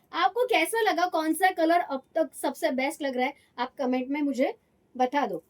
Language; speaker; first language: Hindi; non-native, local second language; Marathi